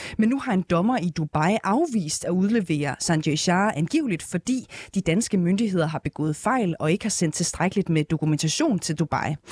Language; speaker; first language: Danish; native; Danish